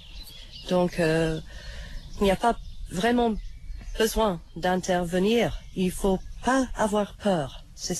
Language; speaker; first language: French; non-native, fluent; English